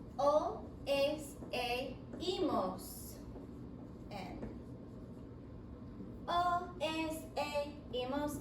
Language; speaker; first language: Spanish; non-native, fluent; English